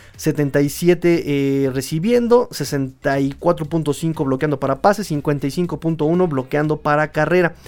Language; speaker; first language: Spanish; native; Spanish